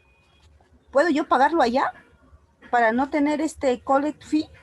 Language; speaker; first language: Spanish; native; Spanish